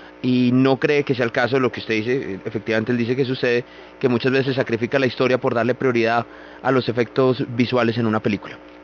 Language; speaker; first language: Spanish; native; Spanish